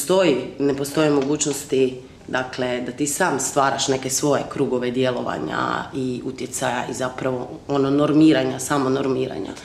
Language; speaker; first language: Croatian; native; Croatian